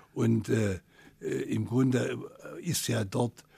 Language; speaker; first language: German; native; German